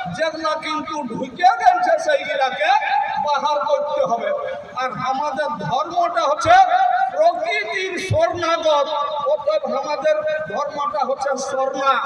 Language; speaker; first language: Bangla; non-native, local second language; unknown